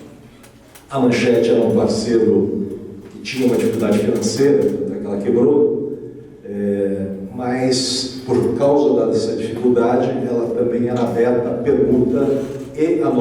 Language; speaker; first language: Portuguese; native; Portuguese